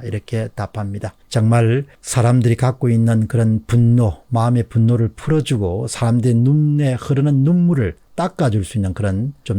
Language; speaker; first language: Korean; native; Korean